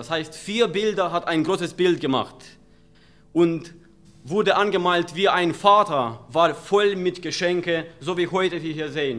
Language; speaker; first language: German; non-native, fluent; Romanian